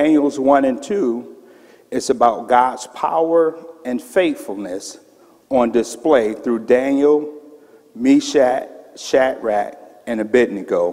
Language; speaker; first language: English; native; English